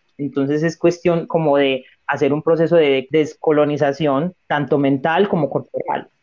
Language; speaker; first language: Spanish; native; Spanish